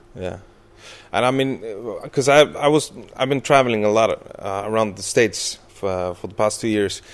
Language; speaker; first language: English; early bilingual, other home language; Icelandic